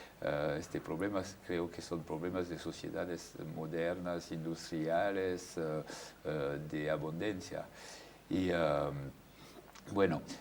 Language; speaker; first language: Spanish; non-native, fluent; French